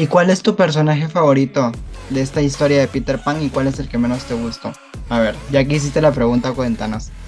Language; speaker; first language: Spanish; native; Spanish